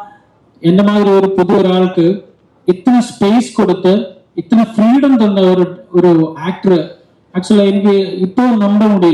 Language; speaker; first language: Tamil; non-native, learner; Malayalam